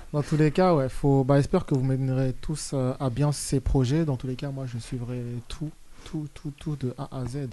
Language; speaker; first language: French; native; French